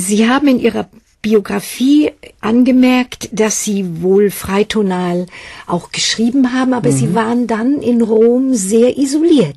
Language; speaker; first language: German; native; German